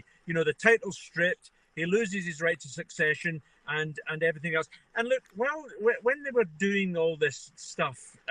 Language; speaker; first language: English; native; English